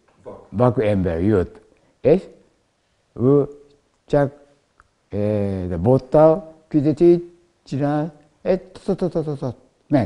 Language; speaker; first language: Hungarian; non-native, learner; Japanese